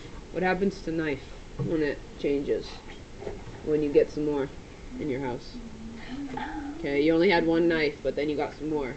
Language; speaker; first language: English; native; English